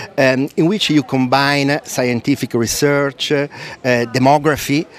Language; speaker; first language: English; non-native, fluent; Italian